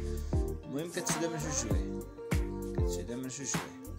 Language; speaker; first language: Arabic; native; Arabic